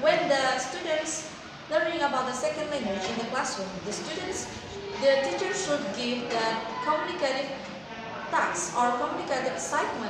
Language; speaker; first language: English; non-native, learner; Indonesian